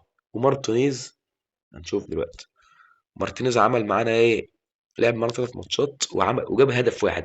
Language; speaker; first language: Arabic; native; Arabic